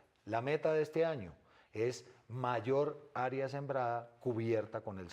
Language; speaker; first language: Spanish; native; Spanish